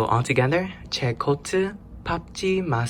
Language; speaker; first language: Korean; non-native, learner; English